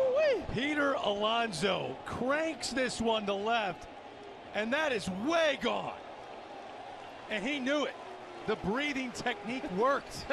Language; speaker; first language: English; native; English